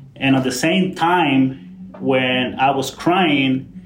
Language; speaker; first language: English; non-native, fluent; Spanish